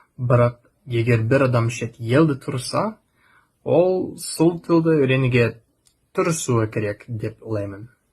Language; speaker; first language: Kazakh; non-native, learner; English